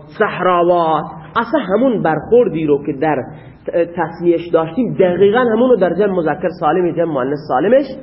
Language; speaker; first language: Persian; non-native, local second language; Baluchi